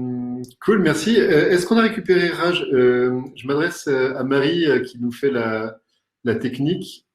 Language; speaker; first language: French; native; French